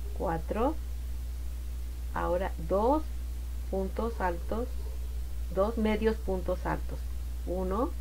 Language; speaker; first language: Spanish; native; Spanish